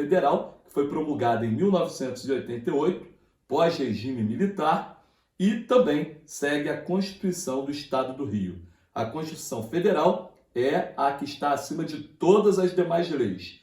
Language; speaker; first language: Portuguese; native; Portuguese